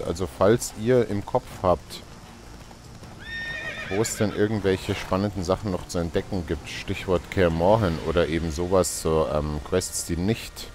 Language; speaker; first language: German; native; German